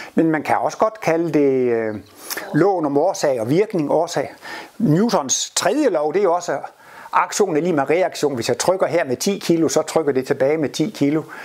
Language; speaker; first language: Danish; native; Danish